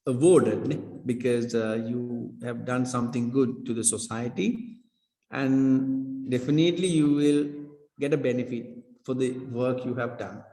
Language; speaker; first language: English; non-native, local second language; Sinhala